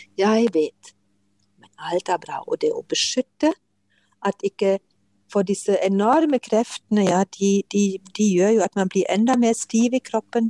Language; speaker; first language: Norwegian; non-native, fluent; German